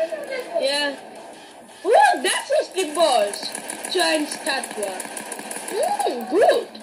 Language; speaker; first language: German; non-native, learner; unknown